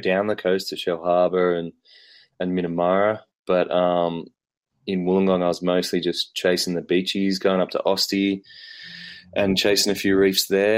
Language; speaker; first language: English; native; English